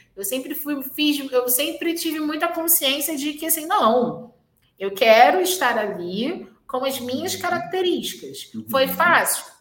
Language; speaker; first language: Portuguese; native; Portuguese